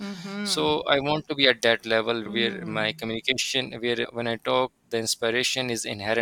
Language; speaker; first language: English; non-native, local second language; Urdu